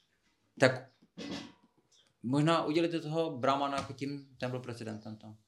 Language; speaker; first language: Czech; non-native, fluent; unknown